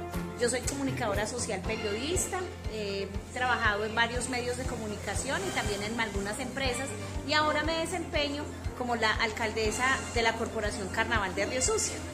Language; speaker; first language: Spanish; native; Spanish